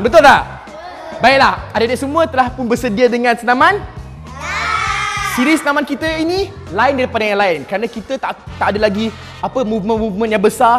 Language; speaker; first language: Malay; native; Malay